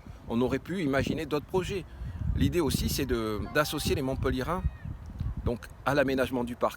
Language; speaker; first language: French; native; French